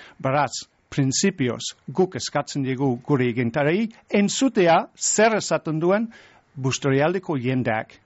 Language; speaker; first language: Basque; non-native, fluent; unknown